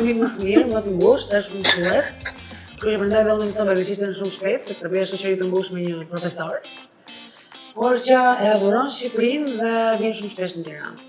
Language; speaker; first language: Albanian; native; Albanian